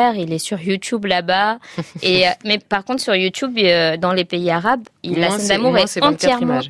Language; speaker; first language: French; non-native, local second language; Arabic